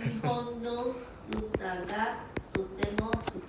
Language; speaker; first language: Japanese; non-native, learner; English